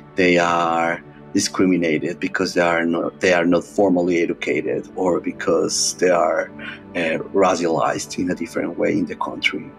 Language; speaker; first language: English; non-native, fluent; Spanish